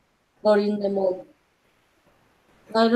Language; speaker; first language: English; non-native, learner; Spanish